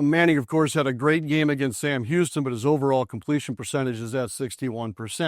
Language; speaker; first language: English; native; English